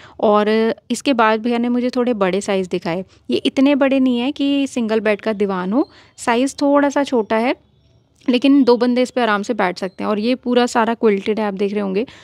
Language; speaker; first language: Hindi; native; Hindi